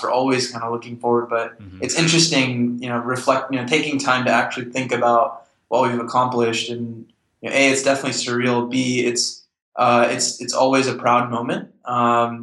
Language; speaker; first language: English; native; English